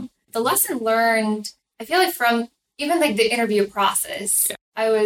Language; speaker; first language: English; non-native, fluent; Ukrainian